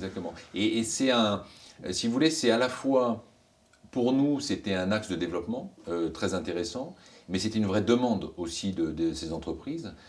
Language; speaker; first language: French; native; French